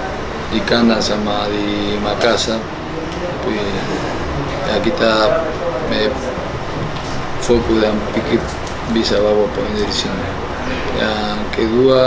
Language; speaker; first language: Indonesian; non-native, fluent; Spanish